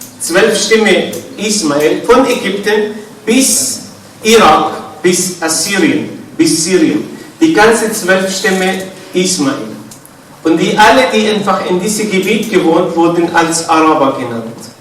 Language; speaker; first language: German; non-native, fluent; Arabic